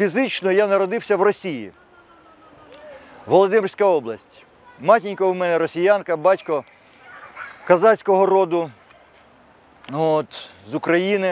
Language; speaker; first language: Ukrainian; native; Ukrainian